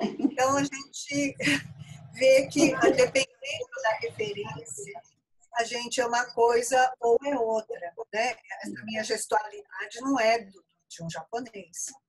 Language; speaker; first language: Portuguese; early bilingual, other home language; Japanese